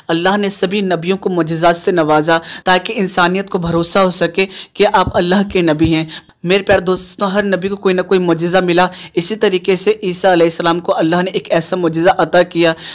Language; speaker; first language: Urdu; native; Urdu